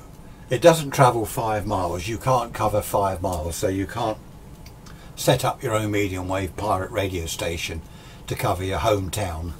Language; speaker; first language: English; native; English